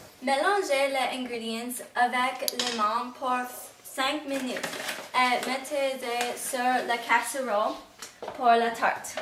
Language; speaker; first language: French; non-native, learner; English